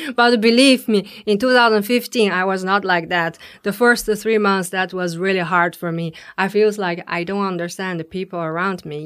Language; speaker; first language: English; non-native, fluent; Chinese